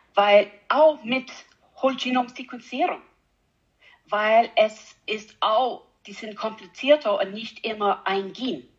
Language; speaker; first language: German; non-native, learner; English